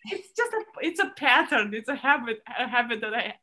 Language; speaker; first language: English; non-native, fluent; Romanian